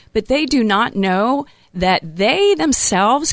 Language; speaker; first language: English; native; English